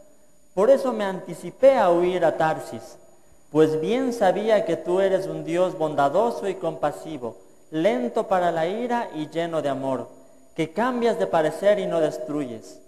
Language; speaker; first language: Spanish; native; Spanish